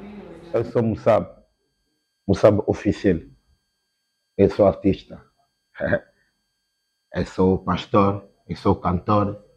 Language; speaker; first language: Portuguese; non-native, learner; Lingala